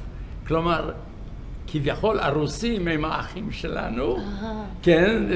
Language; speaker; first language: Hebrew; non-native, fluent; Yiddish